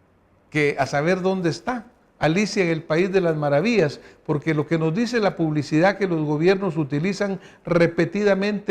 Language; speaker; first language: Spanish; native; Spanish